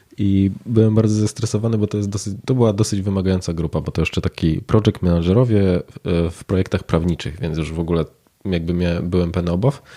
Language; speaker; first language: Polish; native; Polish